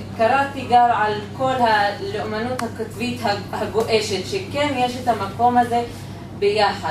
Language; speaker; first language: Hebrew; non-native, local second language; Arabic